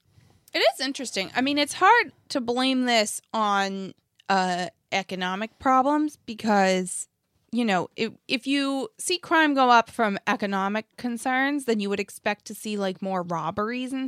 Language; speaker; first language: English; native; English